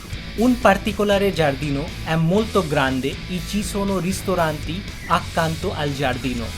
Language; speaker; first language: Italian; non-native, fluent; Bangla